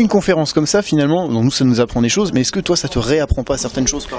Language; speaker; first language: French; native; French